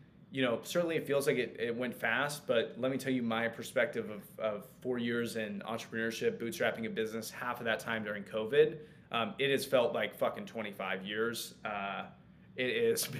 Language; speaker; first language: English; native; English